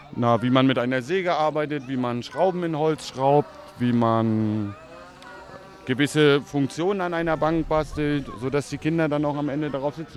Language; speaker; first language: German; native; German